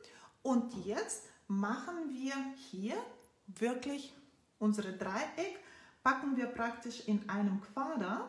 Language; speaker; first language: German; non-native, fluent; Russian